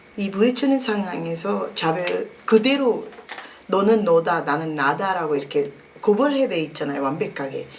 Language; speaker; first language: Korean; non-native, fluent; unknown